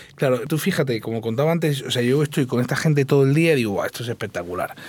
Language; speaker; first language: Spanish; native; Spanish